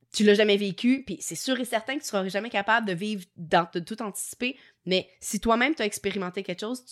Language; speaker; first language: French; native; French